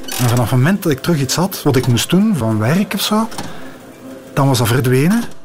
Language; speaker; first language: Dutch; native; Dutch